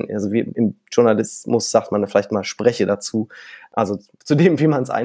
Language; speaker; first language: German; native; German